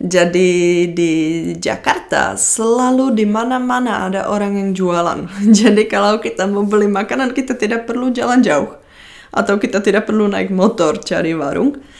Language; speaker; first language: Indonesian; non-native, fluent; Czech